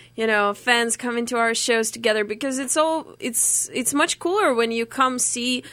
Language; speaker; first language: English; non-native, fluent; Russian